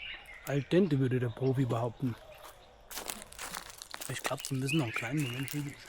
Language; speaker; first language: German; native; German